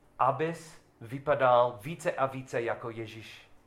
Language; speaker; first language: Czech; non-native, learner; English